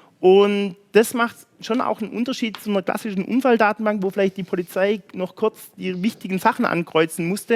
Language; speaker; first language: German; native; German